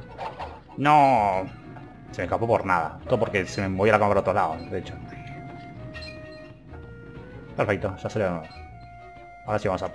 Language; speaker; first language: Spanish; native; Spanish